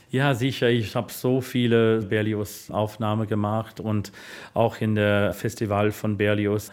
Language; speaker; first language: German; non-native, fluent; English